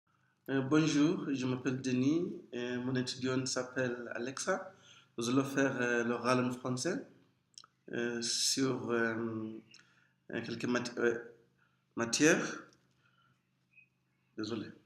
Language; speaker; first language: French; non-native, fluent; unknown